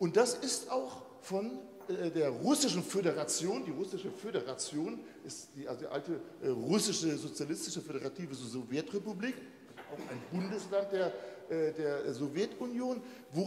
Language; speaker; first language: German; native; German